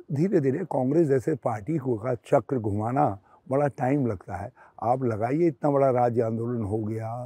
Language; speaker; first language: Hindi; native; Hindi